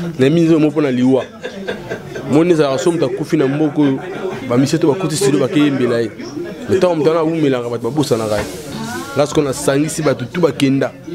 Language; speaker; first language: Lingala; native; Lingala